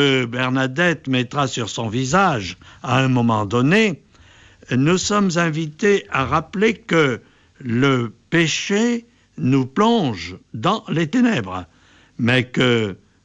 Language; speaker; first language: French; native; French